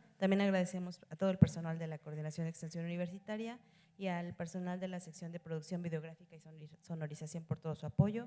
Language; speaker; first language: Spanish; native; Spanish